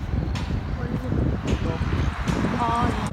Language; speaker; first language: English; non-native, learner; Indonesian